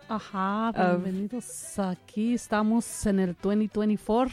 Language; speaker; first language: Spanish; native; Spanish